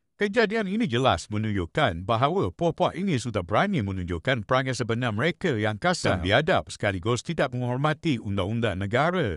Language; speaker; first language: Malay; native; Malay